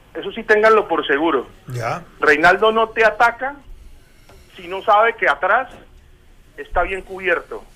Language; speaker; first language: Spanish; native; Spanish